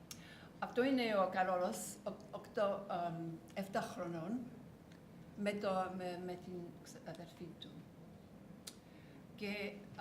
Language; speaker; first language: Greek; non-native, learner; English